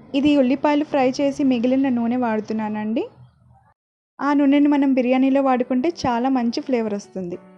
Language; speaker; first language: Telugu; non-native, local second language; Urdu